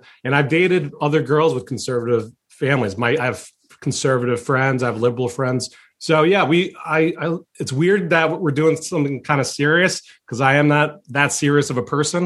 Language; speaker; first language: English; early bilingual, other home language; Chinese